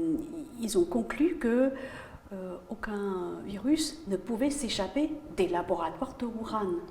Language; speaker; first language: French; native; French